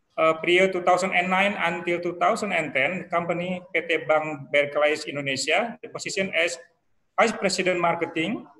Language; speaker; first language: English; non-native, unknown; Indonesian